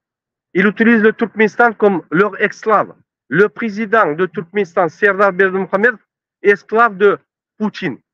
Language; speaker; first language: French; non-native, learner; Turkmen